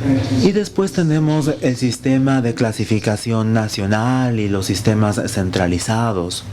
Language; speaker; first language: Spanish; non-native, fluent; Finnish